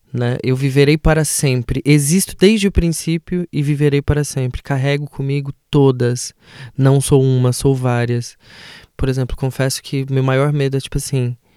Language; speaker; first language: Portuguese; native; Portuguese